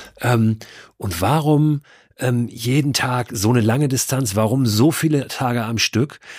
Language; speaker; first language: German; native; German